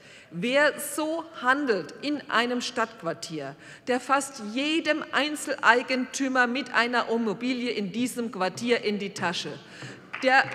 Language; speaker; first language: German; native; German